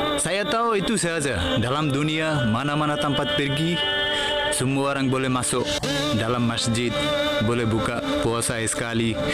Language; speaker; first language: Malay; non-native, learner; Bangla